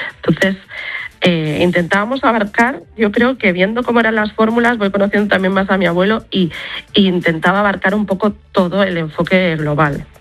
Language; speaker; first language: Spanish; native; Spanish